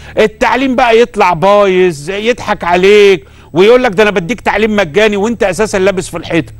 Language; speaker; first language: Egyptian Arabic; native; Egyptian Arabic